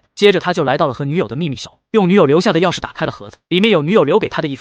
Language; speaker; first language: Chinese; native; Chinese